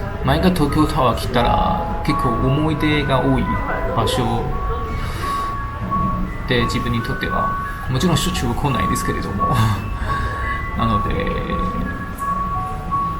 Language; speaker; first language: Japanese; non-native, fluent; Chinese